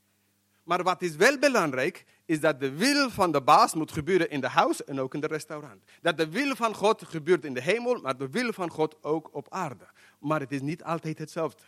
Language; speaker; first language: Dutch; non-native, fluent; English